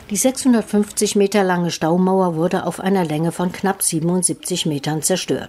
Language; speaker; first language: German; native; German